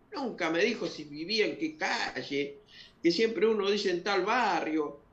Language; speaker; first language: Spanish; early bilingual, other home language; Guarani